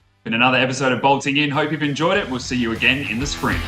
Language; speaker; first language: English; native; English